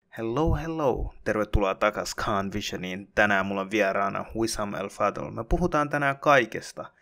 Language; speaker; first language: Finnish; early bilingual, other home language; Bangla